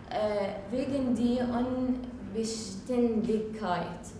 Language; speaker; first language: German; non-native, learner; Arabic